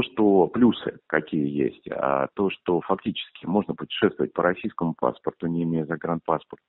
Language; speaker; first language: Russian; native; Russian